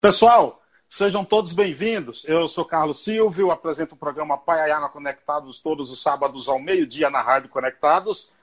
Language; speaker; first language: Portuguese; native; Portuguese